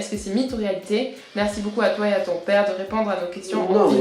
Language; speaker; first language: French; early bilingual, other home language; English